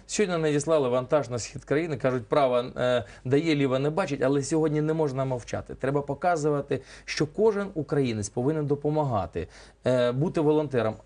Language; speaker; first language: Ukrainian; non-native, local second language; Russian